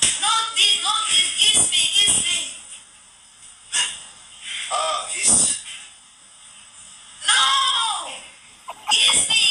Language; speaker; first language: English; non-native, learner; Oromo